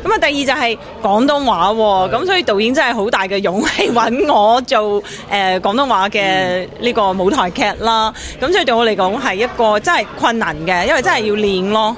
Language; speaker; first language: Cantonese; non-native, fluent; Chinese